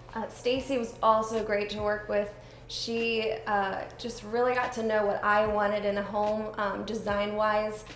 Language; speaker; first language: English; native; English